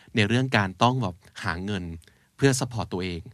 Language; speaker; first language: Thai; native; Thai